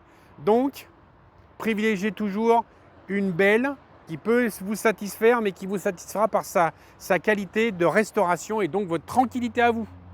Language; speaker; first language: French; native; French